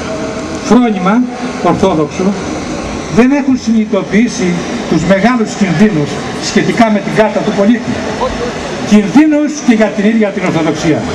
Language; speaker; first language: Greek; native; Greek